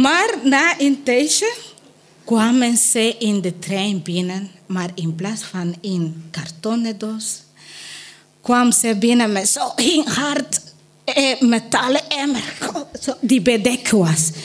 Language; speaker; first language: Dutch; non-native, learner; Spanish